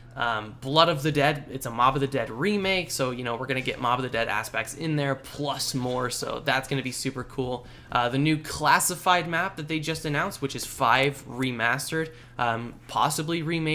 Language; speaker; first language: English; native; English